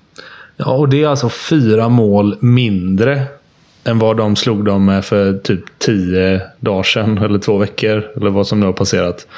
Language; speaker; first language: Swedish; native; Swedish